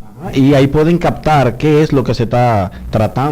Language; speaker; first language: Spanish; native; Spanish